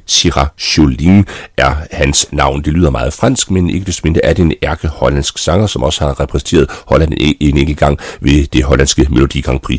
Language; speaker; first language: Danish; native; Danish